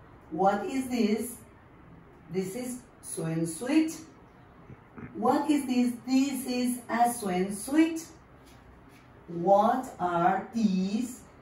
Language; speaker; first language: English; non-native, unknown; Spanish